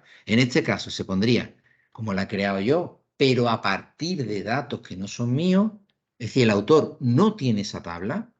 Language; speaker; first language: Spanish; native; Spanish